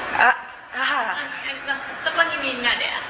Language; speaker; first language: Japanese; native; Japanese